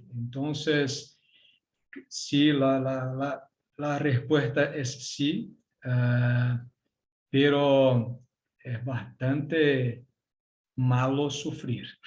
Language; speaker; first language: Spanish; non-native, learner; Portuguese